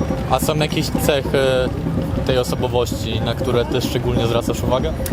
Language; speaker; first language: Polish; native; Polish